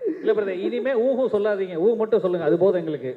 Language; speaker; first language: Tamil; native; Tamil